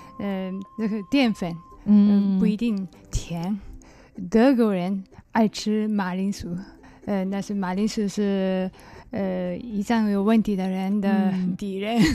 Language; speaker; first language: Chinese; non-native, learner; Japanese